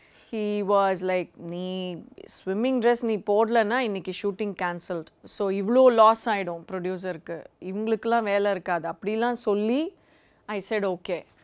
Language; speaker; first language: Tamil; native; Tamil